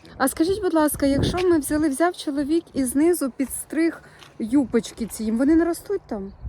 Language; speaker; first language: Ukrainian; non-native, local second language; Russian